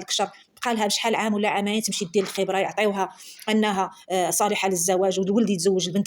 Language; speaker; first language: Arabic; native; Arabic